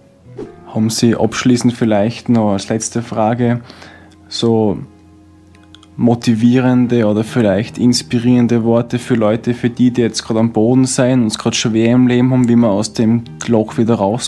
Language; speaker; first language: German; native; German